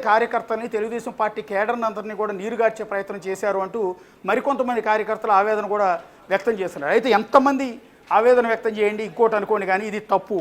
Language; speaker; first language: Telugu; native; Telugu